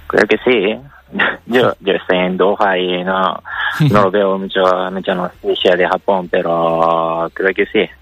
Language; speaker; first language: Spanish; non-native, fluent; Japanese